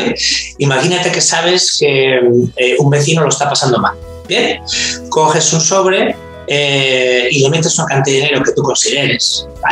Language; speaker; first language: Spanish; native; Spanish